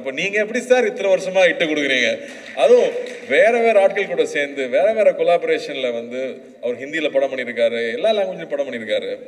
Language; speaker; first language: Tamil; native; Tamil